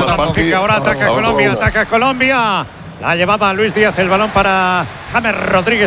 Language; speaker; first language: Spanish; native; Spanish